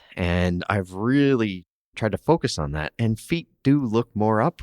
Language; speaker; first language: English; native; English